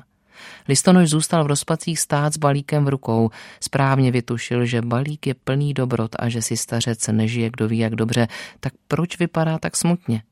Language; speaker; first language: Czech; native; Czech